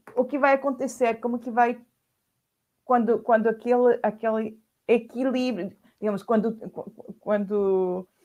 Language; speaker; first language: Portuguese; non-native, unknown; Spanish